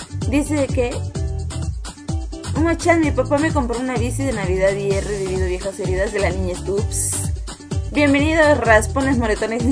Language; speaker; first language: Spanish; native; Spanish